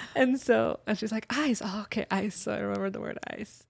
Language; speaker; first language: English; early bilingual, other home language; Bosnian